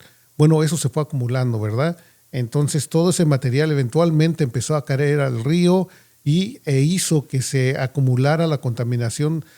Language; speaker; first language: Spanish; native; Spanish